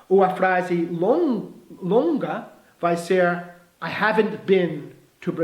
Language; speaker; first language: Portuguese; non-native, fluent; English